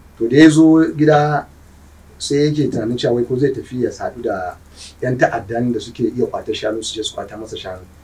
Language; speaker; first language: Hausa; non-native, local second language; Fula